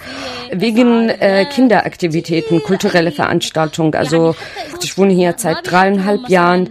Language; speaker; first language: German; non-native, learner; Arabic